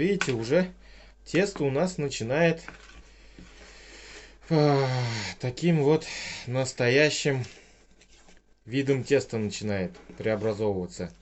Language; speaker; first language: Russian; native; Russian